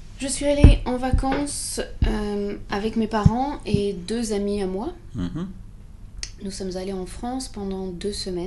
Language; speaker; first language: French; non-native, fluent; English